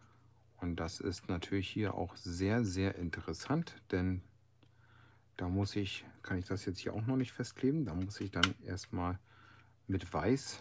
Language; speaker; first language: German; native; German